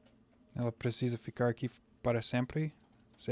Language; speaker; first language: Portuguese; non-native, fluent; English